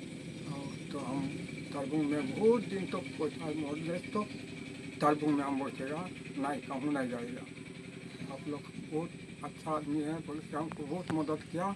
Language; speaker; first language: Hindi; non-native, local second language; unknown